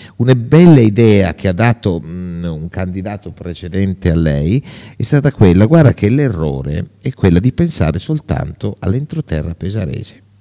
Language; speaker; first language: Italian; native; Italian